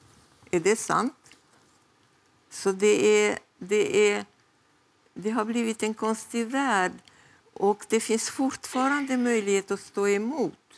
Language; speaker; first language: Swedish; non-native, fluent; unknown